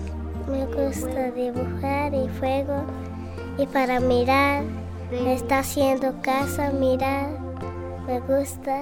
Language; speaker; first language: Spanish; non-native, local second language; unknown